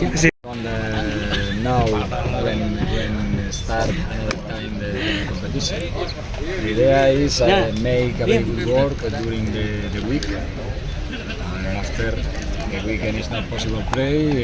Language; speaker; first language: English; non-native, learner; Spanish